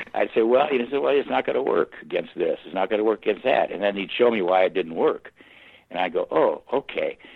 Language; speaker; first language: English; native; English